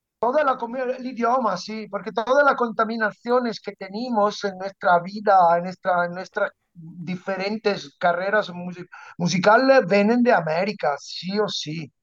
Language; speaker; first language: Spanish; non-native, fluent; Italian